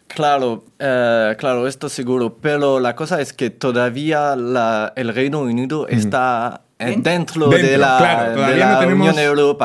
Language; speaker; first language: Spanish; non-native, fluent; French